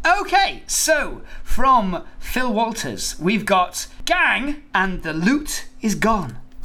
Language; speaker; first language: English; native; English